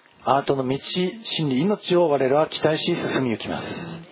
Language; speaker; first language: Japanese; native; Japanese